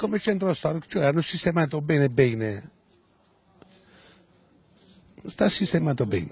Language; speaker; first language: Italian; native; Italian